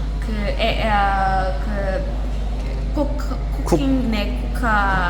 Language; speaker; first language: Korean; non-native, learner; Burmese